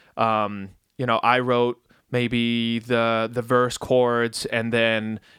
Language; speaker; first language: English; early bilingual, other home language; Dutch